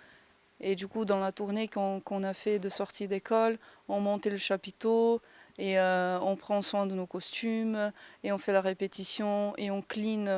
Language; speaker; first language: French; non-native, fluent; Portuguese